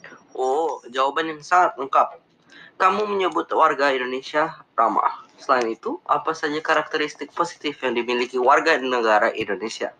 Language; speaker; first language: Indonesian; non-native, learner; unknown